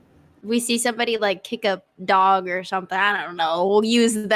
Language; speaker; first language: English; native; English